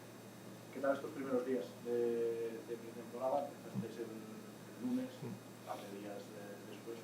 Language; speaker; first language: Spanish; native; Spanish